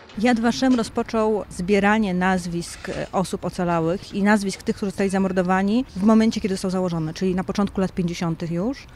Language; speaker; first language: Polish; native; Polish